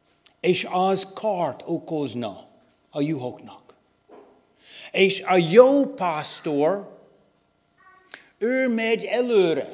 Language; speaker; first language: Hungarian; non-native, learner; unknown